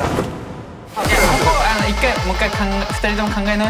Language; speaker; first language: Japanese; native; Japanese